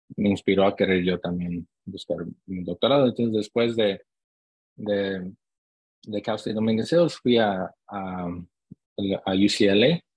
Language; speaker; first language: Spanish; early bilingual, heritage; Spanish